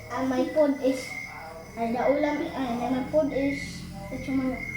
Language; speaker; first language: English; non-native, learner; Cebuano